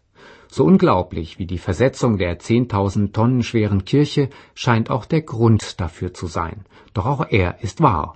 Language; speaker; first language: German; native; German